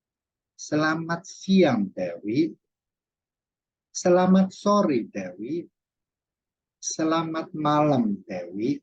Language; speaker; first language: Indonesian; non-native, fluent; Chinese